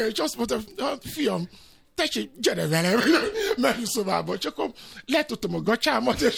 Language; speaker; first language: Hungarian; non-native, fluent; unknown